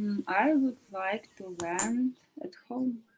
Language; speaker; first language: English; non-native, learner; Ukrainian